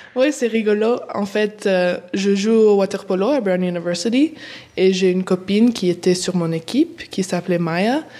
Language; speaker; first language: French; early bilingual, heritage; English